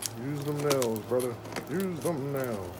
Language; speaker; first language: English; native; English